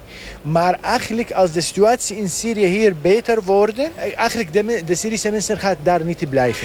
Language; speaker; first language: Dutch; non-native, learner; Arabic